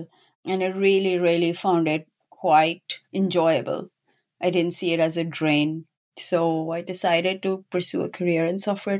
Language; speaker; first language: English; non-native, local second language; Urdu